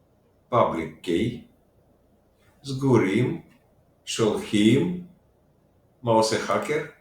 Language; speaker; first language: Hebrew; non-native, fluent; Russian